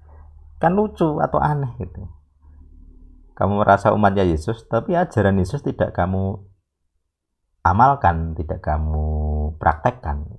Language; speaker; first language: Indonesian; native; Indonesian